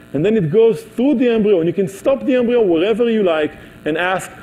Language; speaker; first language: English; non-native, fluent; Hebrew